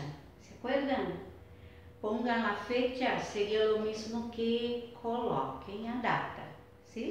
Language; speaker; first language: Spanish; non-native, fluent; Portuguese